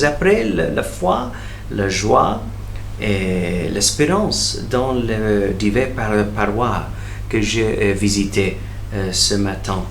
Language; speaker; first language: French; non-native, fluent; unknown